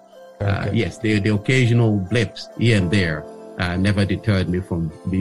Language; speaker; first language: English; non-native, local second language; Acoli